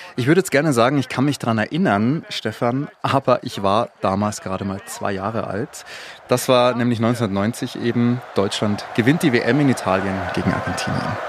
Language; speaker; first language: German; native; German